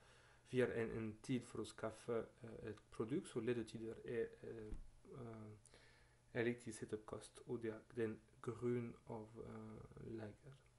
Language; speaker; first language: Norwegian; non-native, learner; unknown